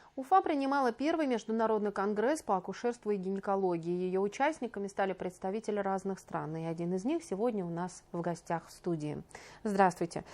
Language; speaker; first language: Russian; native; Russian